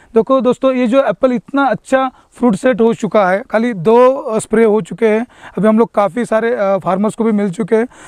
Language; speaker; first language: Hindi; non-native, local second language; Marathi